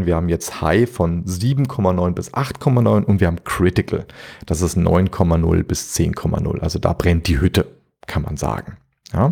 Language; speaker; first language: German; native; German